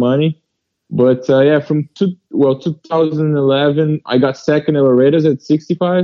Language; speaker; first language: English; early bilingual, other home language; Portuguese